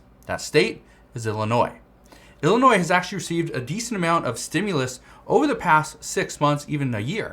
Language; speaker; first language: English; native; English